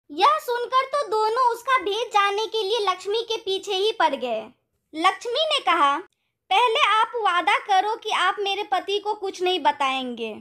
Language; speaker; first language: Hindi; native; Hindi